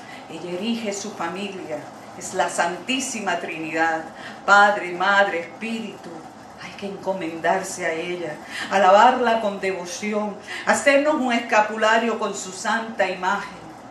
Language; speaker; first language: Spanish; native; Spanish